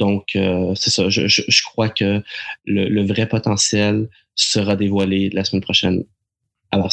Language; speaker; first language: French; native; French